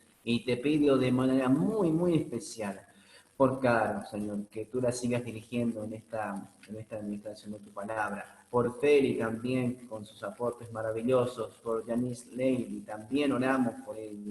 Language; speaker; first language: Spanish; native; Spanish